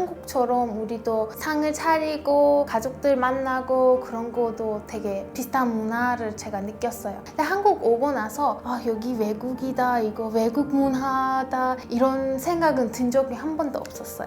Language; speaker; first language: Korean; non-native, fluent; Persian